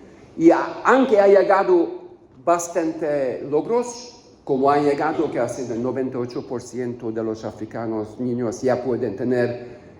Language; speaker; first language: Spanish; non-native, learner; Hungarian